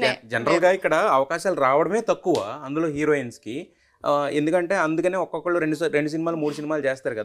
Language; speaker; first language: Telugu; native; Telugu